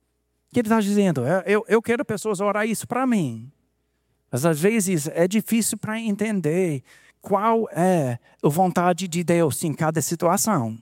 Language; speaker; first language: Portuguese; non-native, fluent; English